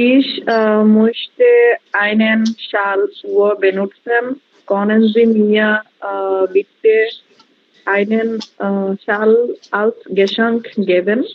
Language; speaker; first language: German; non-native, learner; Bangla